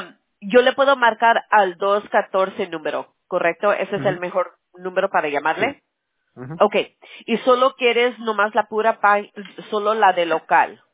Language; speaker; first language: Spanish; early bilingual, heritage; Spanish